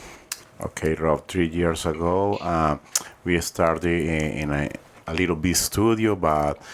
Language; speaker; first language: English; non-native, learner; Spanish